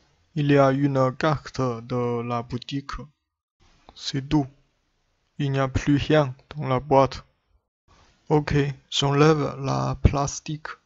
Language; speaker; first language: French; non-native, learner; Chinese